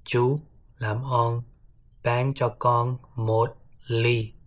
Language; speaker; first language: Vietnamese; non-native, learner; English